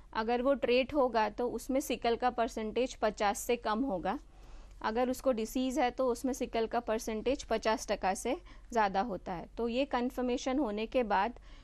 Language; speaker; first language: Hindi; non-native, local second language; Gujarati